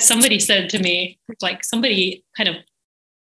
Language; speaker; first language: English; native; English